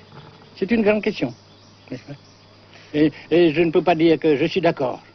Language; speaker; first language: French; non-native, local second language; Vietnamese